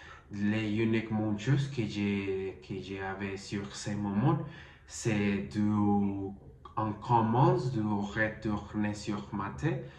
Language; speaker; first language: French; non-native, learner; Spanish